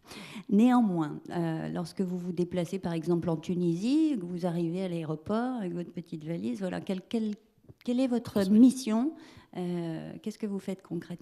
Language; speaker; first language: French; native; French